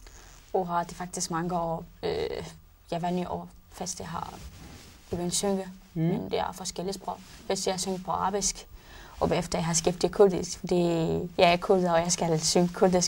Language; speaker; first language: Danish; non-native, learner; Arabic